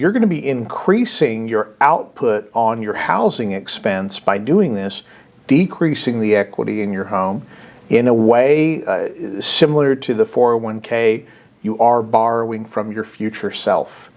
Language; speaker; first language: English; native; English